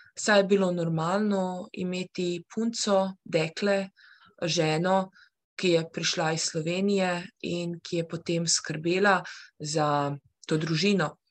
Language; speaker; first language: Slovenian; early bilingual, heritage; Slovenian